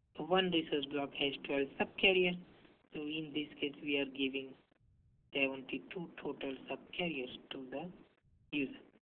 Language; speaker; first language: English; non-native, local second language; Hindi